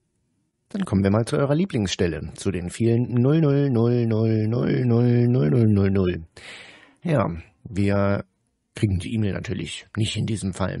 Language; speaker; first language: German; native; German